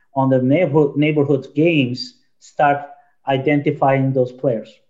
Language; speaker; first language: English; non-native, fluent; Turkish